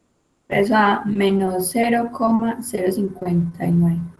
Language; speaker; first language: Spanish; native; Spanish